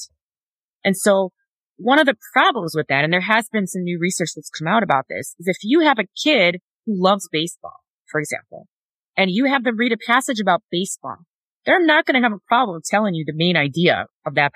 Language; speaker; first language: English; native; English